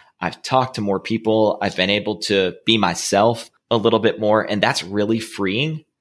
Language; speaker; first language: English; native; English